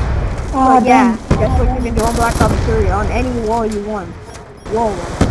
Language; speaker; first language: English; native; English